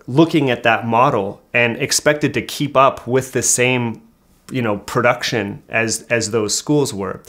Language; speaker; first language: English; native; English